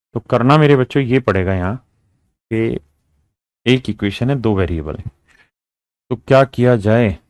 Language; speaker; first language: Hindi; native; Hindi